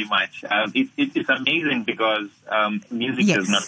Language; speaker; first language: English; non-native, local second language; Nyanja